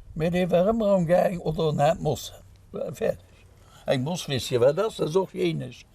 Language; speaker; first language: Luxembourgish; native; Luxembourgish